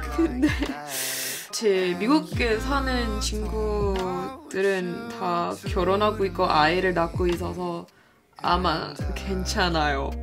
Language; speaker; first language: Korean; non-native, fluent; English